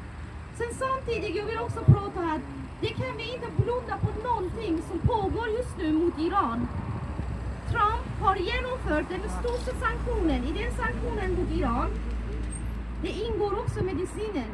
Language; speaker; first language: Swedish; non-native, fluent; Persian